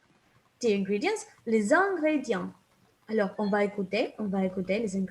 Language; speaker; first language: French; non-native, fluent; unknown